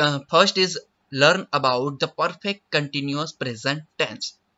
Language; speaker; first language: English; non-native, local second language; Gujarati